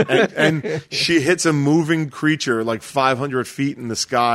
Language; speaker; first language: English; native; English